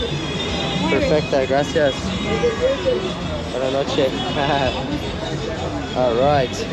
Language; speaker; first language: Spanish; non-native, learner; English